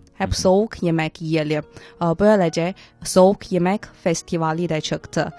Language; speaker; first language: Turkish; non-native, fluent; Chinese